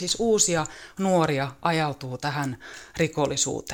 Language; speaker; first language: Finnish; native; Finnish